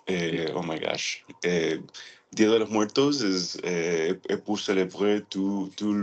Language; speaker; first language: French; non-native, learner; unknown